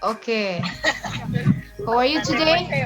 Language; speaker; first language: English; non-native, learner; Indonesian